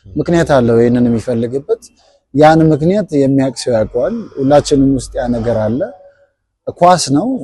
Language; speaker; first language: Amharic; non-native, local second language; Sidamo